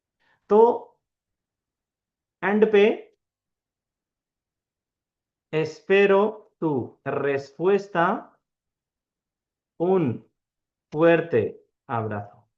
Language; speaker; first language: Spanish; non-native, fluent; Urdu